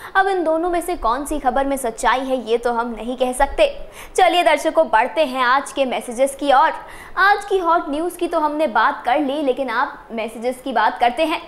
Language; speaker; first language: Hindi; native; Hindi